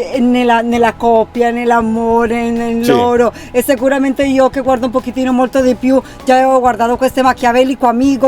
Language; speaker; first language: Italian; non-native, fluent; Spanish